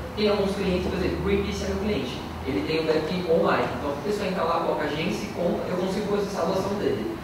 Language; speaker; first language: Portuguese; native; Portuguese